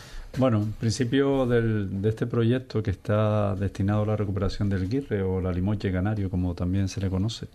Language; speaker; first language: Spanish; native; Spanish